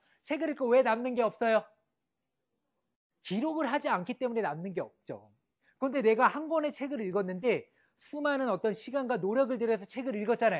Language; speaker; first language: Korean; native; Korean